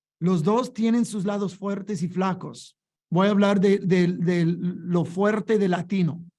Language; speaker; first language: Spanish; non-native, fluent; English